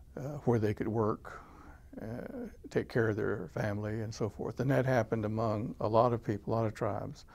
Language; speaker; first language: English; native; English